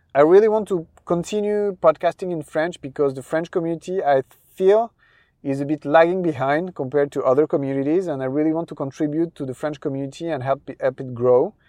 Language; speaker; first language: English; non-native, fluent; French